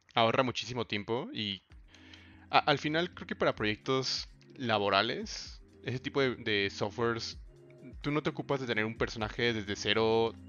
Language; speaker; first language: Spanish; native; Spanish